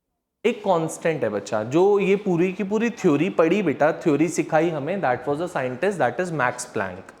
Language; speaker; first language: Hindi; native; Hindi